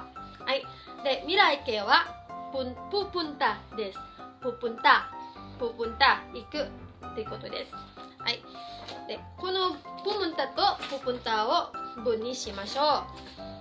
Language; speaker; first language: Japanese; non-native, fluent; Filipino